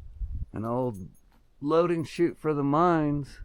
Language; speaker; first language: English; native; English